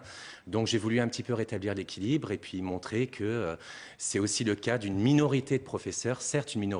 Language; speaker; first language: French; native; French